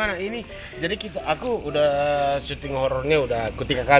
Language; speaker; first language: Indonesian; non-native, learner; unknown